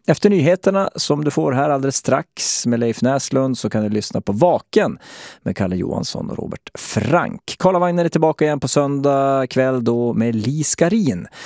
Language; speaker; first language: Swedish; native; Swedish